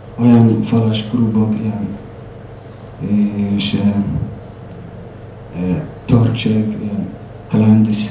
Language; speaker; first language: Hungarian; non-native, learner; Somali